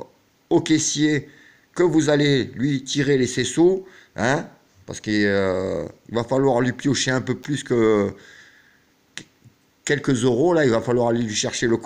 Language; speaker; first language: French; native; French